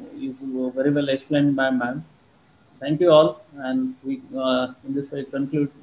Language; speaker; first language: English; non-native, local second language; Marathi